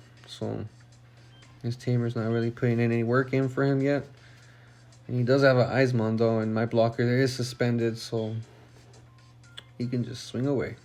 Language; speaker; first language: English; native; English